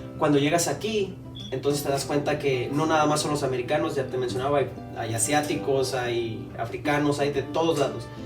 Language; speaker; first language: Spanish; native; Spanish